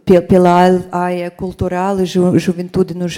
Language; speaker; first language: Portuguese; non-native, fluent; Russian